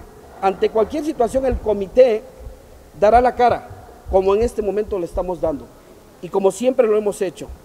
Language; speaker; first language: Spanish; native; Spanish